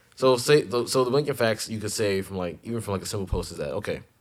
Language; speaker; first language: English; native; English